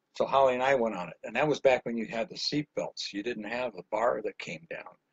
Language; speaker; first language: English; native; English